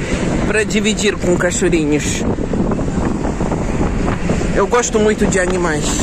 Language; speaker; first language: Portuguese; non-native, learner; Ukrainian